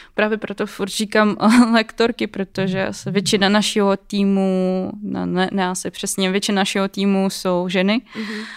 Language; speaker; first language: Czech; non-native, fluent; Russian